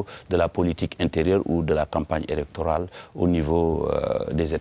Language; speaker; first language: French; non-native, local second language; Wolof